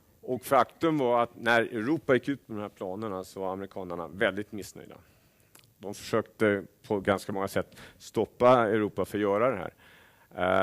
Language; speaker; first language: Swedish; native; Swedish